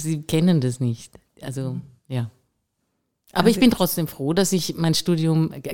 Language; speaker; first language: German; native; German